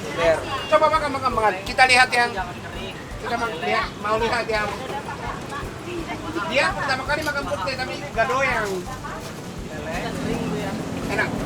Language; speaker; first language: Indonesian; non-native, fluent; Japanese